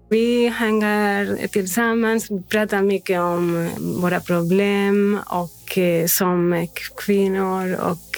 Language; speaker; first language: Swedish; non-native, fluent; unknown